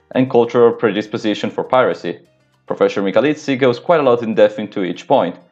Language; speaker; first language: English; non-native, fluent; Italian